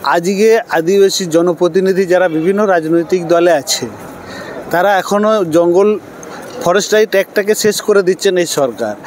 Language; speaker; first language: Bangla; non-native, local second language; Santali